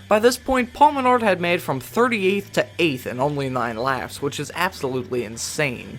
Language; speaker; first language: English; native; English